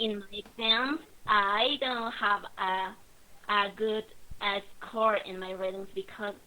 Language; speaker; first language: English; non-native, learner; Spanish